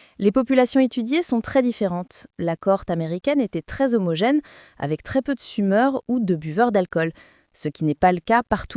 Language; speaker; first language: French; native; French